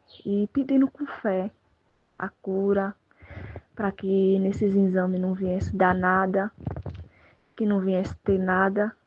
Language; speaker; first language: Portuguese; native; Portuguese